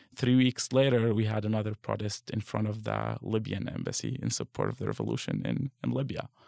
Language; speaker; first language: English; non-native, fluent; Arabic